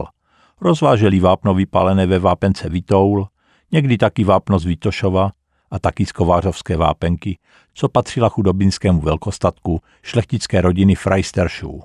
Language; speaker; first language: Czech; native; Czech